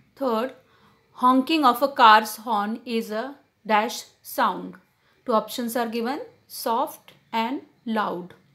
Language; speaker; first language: English; non-native, local second language; Hindi